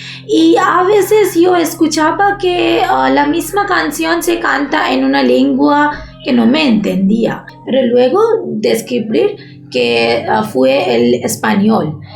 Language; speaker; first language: Spanish; non-native, learner; Bangla